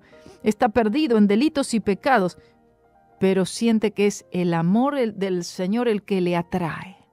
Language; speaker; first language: Spanish; native; Spanish